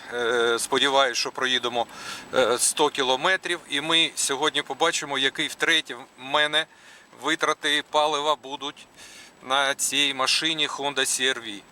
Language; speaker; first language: Ukrainian; non-native, local second language; Russian